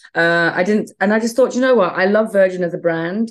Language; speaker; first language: English; native; English